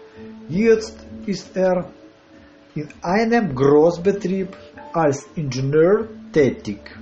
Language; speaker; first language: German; non-native, learner; Russian